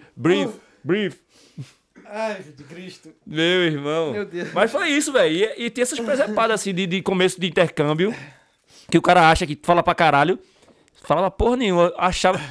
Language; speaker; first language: Portuguese; native; Portuguese